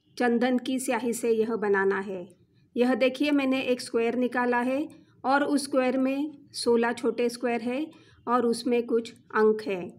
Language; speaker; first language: Hindi; non-native, local second language; Marathi